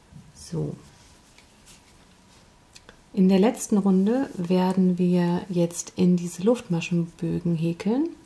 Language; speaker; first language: German; native; German